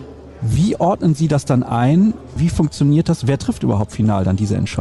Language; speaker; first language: German; native; German